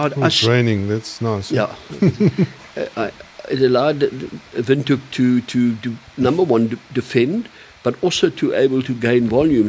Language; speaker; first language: English; early bilingual, other home language; German